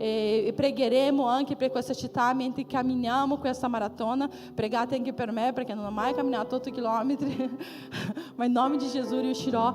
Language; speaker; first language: Italian; non-native, fluent; Portuguese